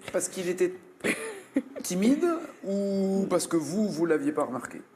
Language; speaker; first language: French; native; French